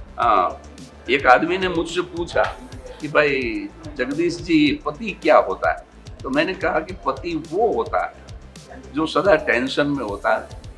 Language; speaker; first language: Hindi; non-native, local second language; Gujarati